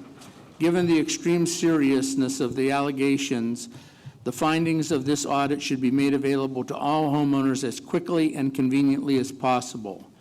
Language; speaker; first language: English; native; English